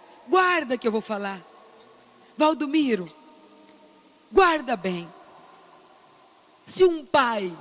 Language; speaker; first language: Portuguese; native; Portuguese